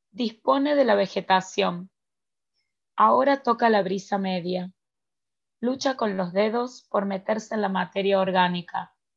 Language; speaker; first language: Spanish; native; Spanish